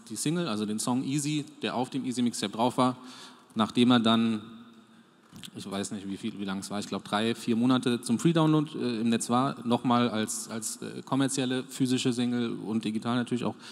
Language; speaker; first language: German; native; German